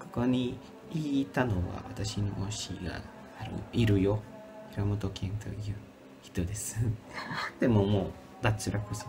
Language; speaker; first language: Japanese; non-native, learner; Indonesian